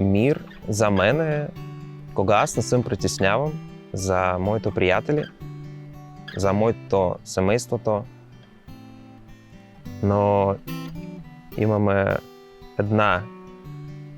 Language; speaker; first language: Bulgarian; non-native, learner; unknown